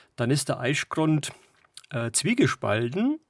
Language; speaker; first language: German; native; German